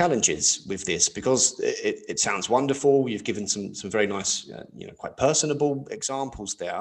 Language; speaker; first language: English; native; English